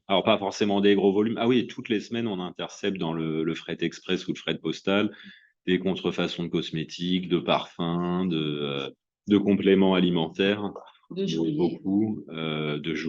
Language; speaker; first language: French; native; French